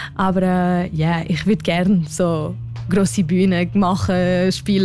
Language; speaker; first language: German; non-native, local second language; French